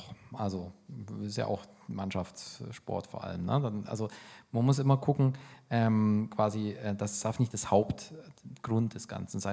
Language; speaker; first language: German; native; German